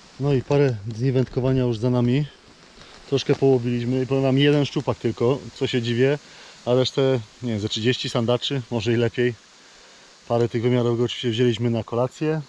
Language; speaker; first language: Polish; native; Polish